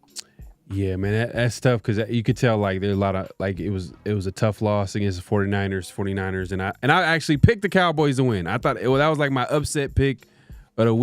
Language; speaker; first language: English; native; English